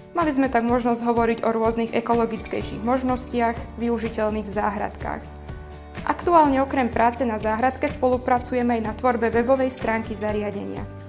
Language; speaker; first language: Slovak; native; Slovak